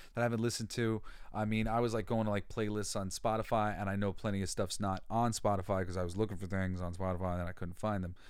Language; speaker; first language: English; native; English